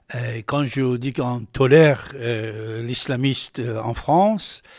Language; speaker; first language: French; non-native, fluent; Persian